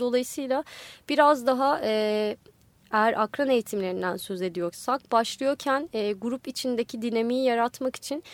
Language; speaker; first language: Turkish; native; Turkish